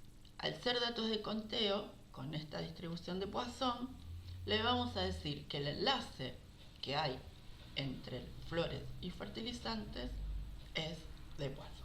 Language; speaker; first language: Spanish; native; Spanish